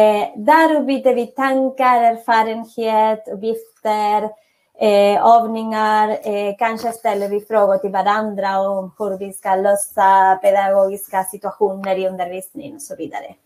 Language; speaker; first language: Swedish; non-native, fluent; Spanish